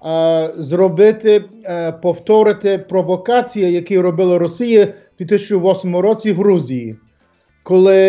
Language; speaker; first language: Ukrainian; early bilingual, heritage; English